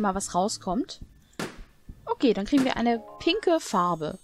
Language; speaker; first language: German; native; German